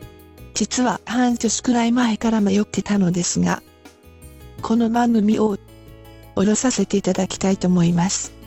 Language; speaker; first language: Japanese; native; Japanese